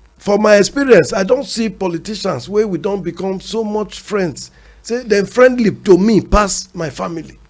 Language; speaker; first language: Nigerian Pidgin; non-native, local second language; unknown